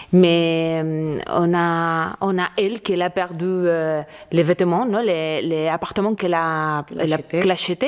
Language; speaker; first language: French; non-native, learner; Spanish